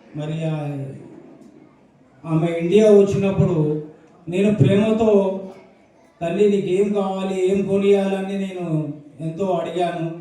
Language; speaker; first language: Telugu; native; Telugu